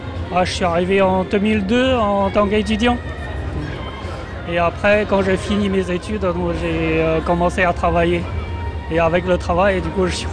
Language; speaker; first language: French; non-native, fluent; Chinese